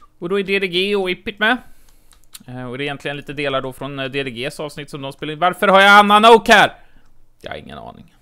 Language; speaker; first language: Swedish; native; Swedish